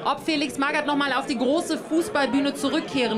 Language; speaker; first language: German; native; German